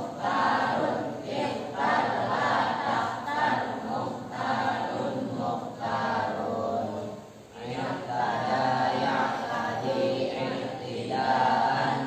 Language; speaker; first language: Arabic; non-native, learner; Indonesian